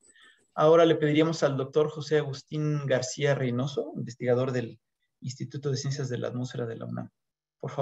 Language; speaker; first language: Spanish; native; Spanish